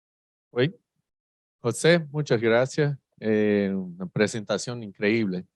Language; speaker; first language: Spanish; non-native, learner; Portuguese